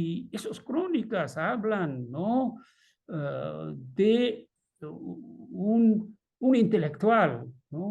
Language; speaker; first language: Spanish; non-native, fluent; Bangla